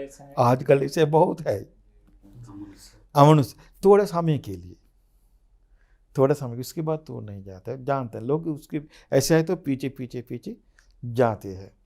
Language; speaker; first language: Hindi; non-native, fluent; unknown